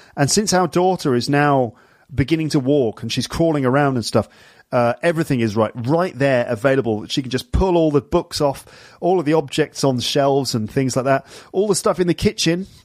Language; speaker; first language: English; native; English